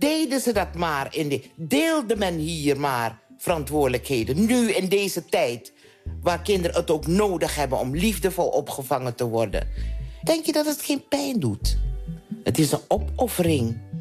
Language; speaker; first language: Dutch; non-native, local second language; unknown